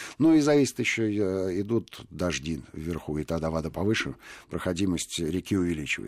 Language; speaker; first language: Russian; native; Russian